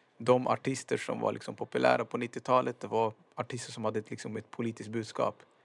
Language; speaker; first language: Swedish; early bilingual, other home language; Arabic